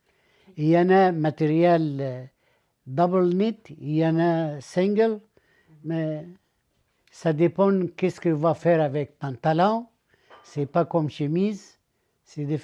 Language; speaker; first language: French; non-native, learner; Arabic